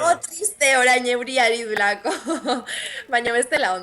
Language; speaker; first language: Basque; native; Basque